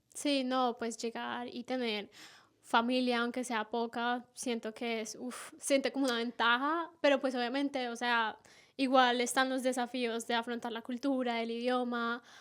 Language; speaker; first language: Spanish; native; Spanish